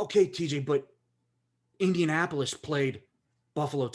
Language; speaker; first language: English; native; English